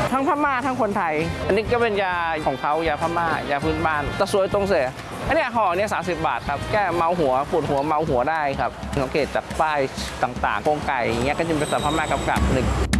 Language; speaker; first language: Thai; early bilingual, other home language; Chinese